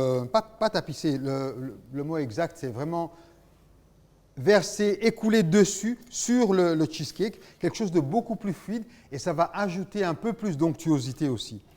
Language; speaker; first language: French; native; French